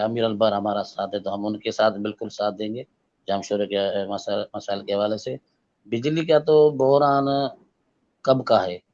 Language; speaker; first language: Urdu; non-native, local second language; Sindhi